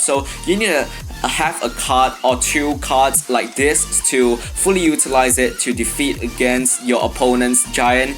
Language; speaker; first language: English; non-native, fluent; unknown